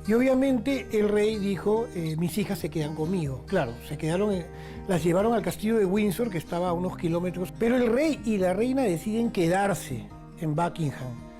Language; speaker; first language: Spanish; native; Spanish